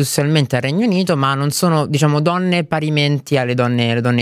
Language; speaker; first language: Italian; native; Italian